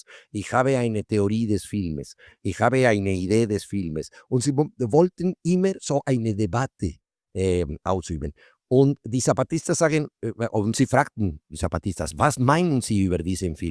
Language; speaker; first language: German; non-native, fluent; Spanish